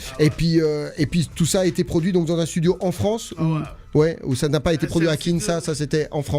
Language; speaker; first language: French; native; French